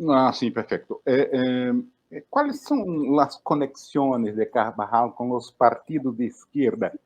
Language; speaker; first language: Spanish; non-native, fluent; Portuguese